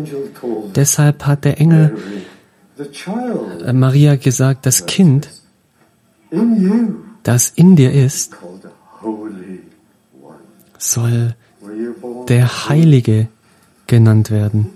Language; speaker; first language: German; non-native, fluent; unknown